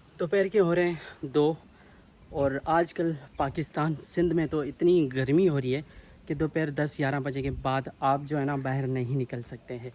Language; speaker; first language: Urdu; non-native, local second language; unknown